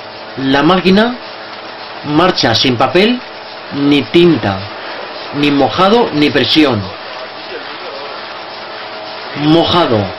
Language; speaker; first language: Spanish; native; Spanish